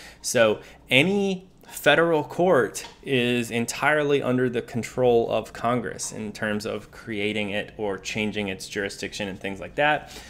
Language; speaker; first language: English; native; English